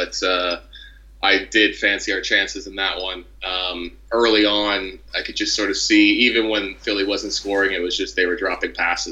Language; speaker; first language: English; native; English